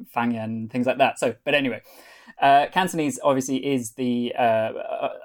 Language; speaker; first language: English; non-native, local second language; Welsh